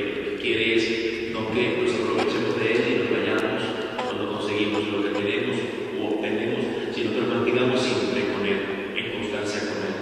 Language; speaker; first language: Spanish; native; Spanish